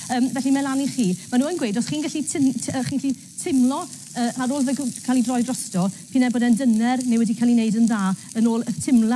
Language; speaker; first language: Welsh; native; Welsh